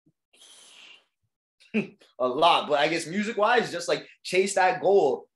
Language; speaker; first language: English; native; English